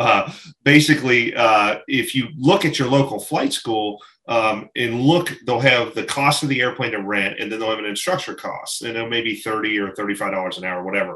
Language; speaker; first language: English; native; English